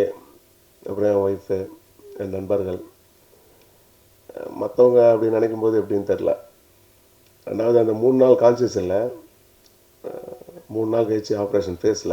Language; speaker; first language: Tamil; native; Tamil